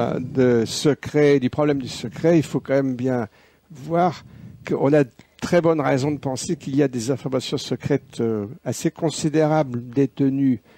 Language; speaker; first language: French; native; French